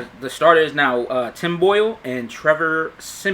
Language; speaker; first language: English; native; English